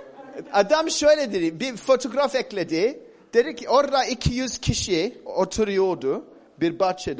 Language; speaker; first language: Turkish; non-native, fluent; English